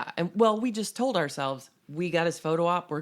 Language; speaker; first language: English; native; English